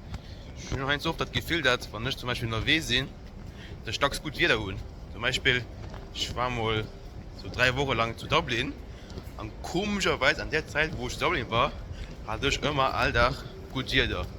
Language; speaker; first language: German; non-native, local second language; Luxembourgish